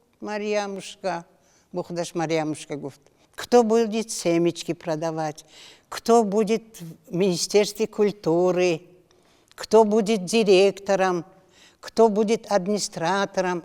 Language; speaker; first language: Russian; non-native, local second language; Tajik